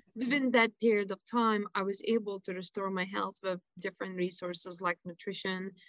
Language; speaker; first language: English; non-native, fluent; Lithuanian